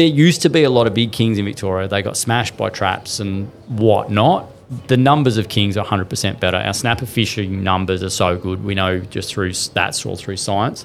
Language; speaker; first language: English; native; English